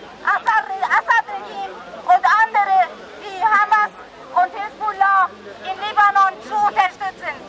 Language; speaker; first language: German; non-native, learner; Persian